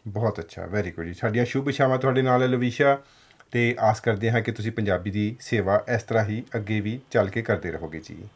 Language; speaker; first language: Punjabi; native; Punjabi